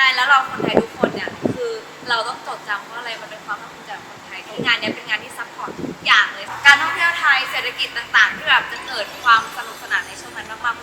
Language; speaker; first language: Thai; native; Thai